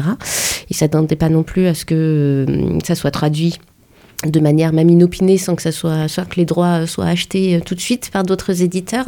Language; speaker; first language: French; native; French